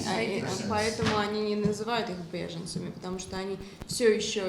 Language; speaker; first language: Russian; early bilingual, heritage; English